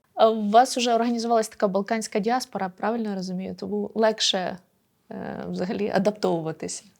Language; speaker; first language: Ukrainian; native; Ukrainian